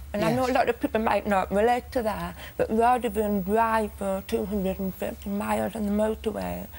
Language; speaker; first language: English; native; English